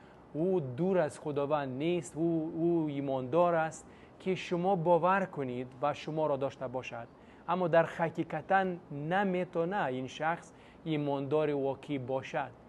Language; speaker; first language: Persian; non-native, fluent; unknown